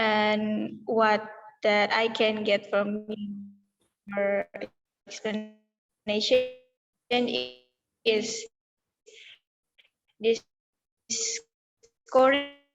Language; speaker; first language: English; non-native, learner; Indonesian